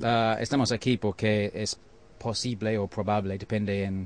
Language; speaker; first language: Spanish; non-native, learner; English